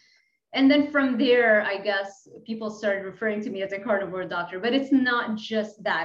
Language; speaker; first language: English; non-native, fluent; Arabic